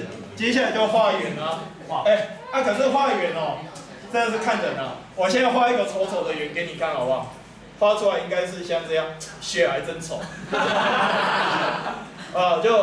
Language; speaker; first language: Chinese; native; Chinese